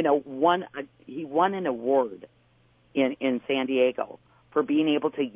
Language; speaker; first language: English; native; English